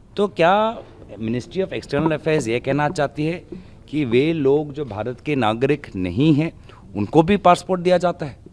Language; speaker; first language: Hindi; non-native, local second language; Assamese